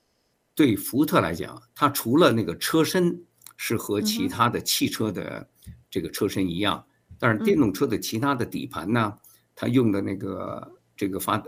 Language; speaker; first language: Chinese; native; Chinese